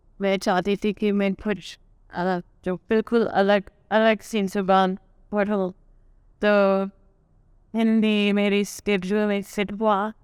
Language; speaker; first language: Urdu; non-native, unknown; English